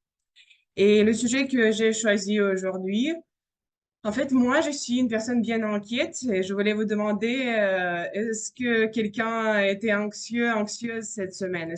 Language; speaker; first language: French; non-native, fluent; Russian